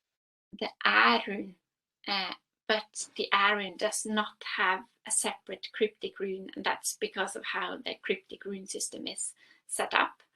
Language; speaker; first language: English; non-native, fluent; Norwegian